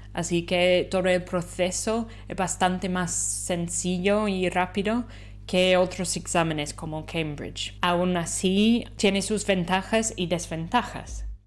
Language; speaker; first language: Spanish; non-native, fluent; English